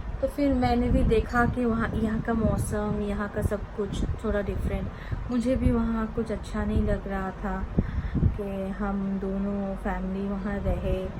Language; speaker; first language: Hindi; non-native, local second language; Bangla